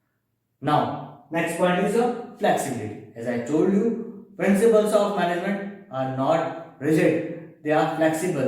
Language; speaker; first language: English; non-native, local second language; Hindi